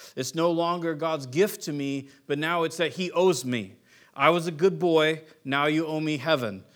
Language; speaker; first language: English; native; English